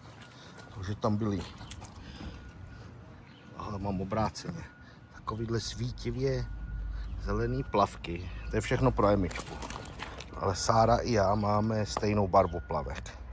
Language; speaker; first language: Czech; native; Czech